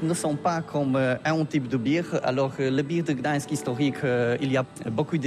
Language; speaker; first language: French; non-native, learner; Polish